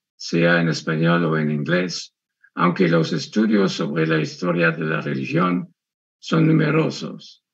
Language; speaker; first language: Spanish; non-native, fluent; French